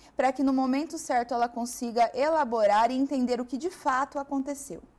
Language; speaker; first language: Portuguese; native; Portuguese